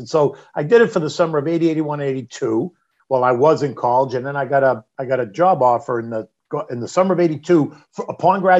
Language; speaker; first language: English; native; English